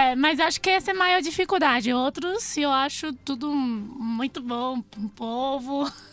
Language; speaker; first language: Portuguese; non-native, fluent; Chinese